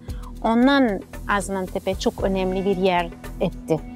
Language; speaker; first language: Turkish; non-native, fluent; Italian